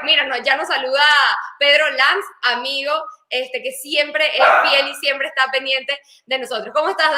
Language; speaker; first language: Spanish; native; Spanish